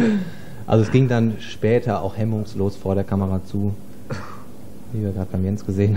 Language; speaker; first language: German; native; German